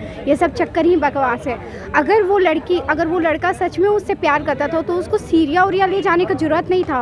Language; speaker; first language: Hindi; native; Hindi